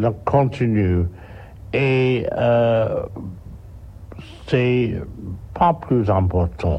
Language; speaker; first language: French; non-native, learner; English